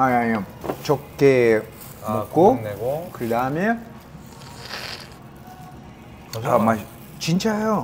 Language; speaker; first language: Korean; non-native, learner; Russian